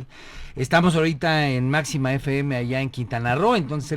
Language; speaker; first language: Spanish; native; Spanish